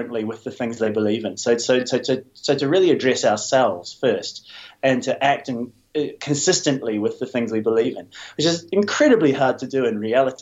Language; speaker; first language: English; native; English